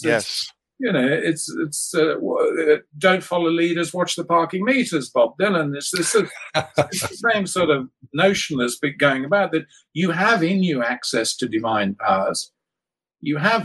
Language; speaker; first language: English; native; English